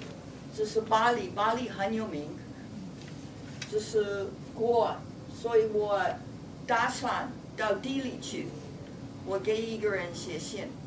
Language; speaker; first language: Chinese; non-native, fluent; English